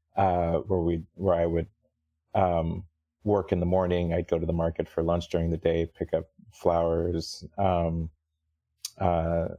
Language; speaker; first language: English; native; English